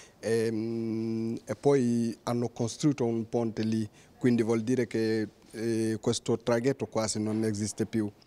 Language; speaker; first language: Italian; non-native, fluent; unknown